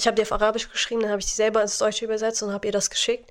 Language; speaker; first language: German; non-native, fluent; Arabic